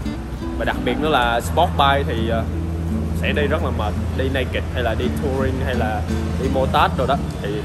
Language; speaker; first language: Vietnamese; native; Vietnamese